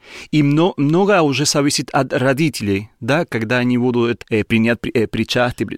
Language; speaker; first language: Russian; non-native, learner; Spanish